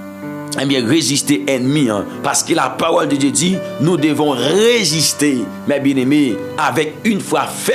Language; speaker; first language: French; non-native, local second language; Haitian Creole